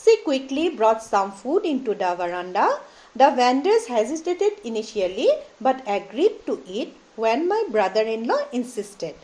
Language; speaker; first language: English; non-native, local second language; Assamese